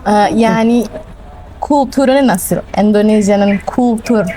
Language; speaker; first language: Turkish; non-native, learner; Indonesian